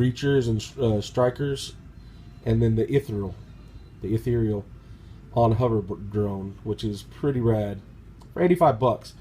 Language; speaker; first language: English; native; English